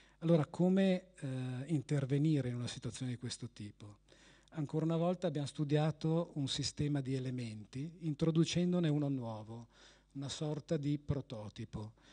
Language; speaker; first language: Italian; native; Italian